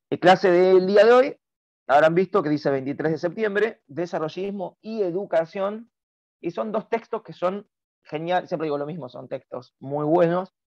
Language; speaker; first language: Spanish; native; Spanish